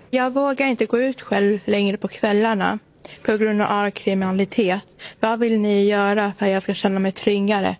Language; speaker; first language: Swedish; native; Swedish